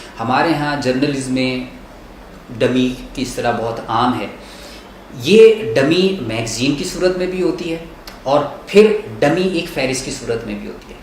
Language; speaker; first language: Urdu; native; Urdu